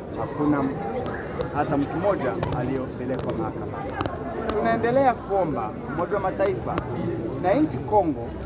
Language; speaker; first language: Swahili; non-native, local second language; Kinyarwanda